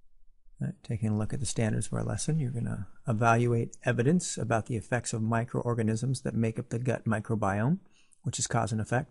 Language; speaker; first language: English; native; English